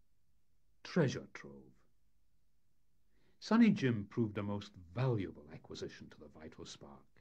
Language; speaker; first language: English; native; English